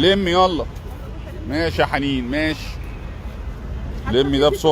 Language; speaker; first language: Arabic; native; Arabic